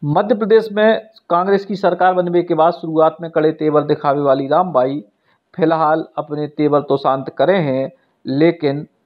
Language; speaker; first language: Hindi; native; Hindi